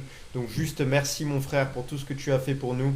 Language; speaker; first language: French; native; French